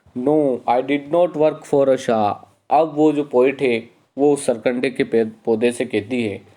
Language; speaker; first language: Hindi; native; Hindi